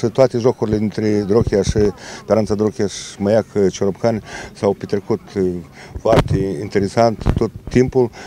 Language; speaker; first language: Romanian; native; Romanian